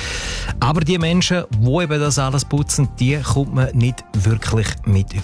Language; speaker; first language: German; native; German